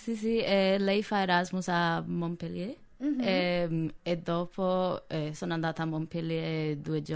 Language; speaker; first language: Italian; non-native, fluent; English